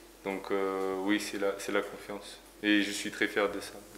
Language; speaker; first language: French; native; French